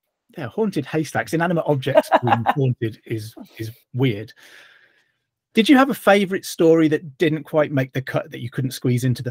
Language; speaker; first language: English; native; English